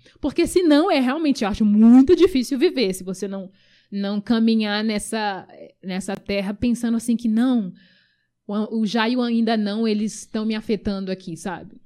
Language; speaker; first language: Portuguese; early bilingual, other home language; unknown